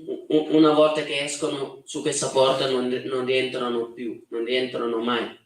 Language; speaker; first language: Italian; non-native, fluent; Wolof